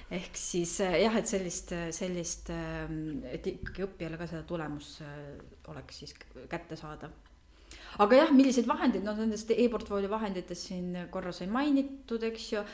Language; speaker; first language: Estonian; native; Estonian